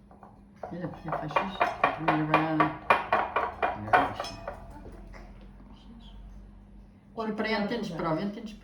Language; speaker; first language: Catalan; native; Catalan